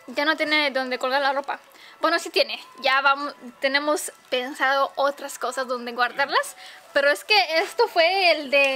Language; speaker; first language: Spanish; non-native, fluent; Romanian